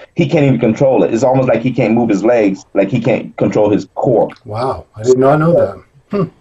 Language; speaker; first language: English; native; English